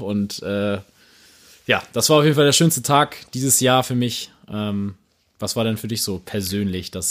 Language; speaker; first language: German; native; German